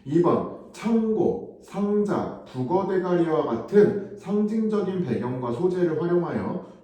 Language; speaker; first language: Korean; native; Korean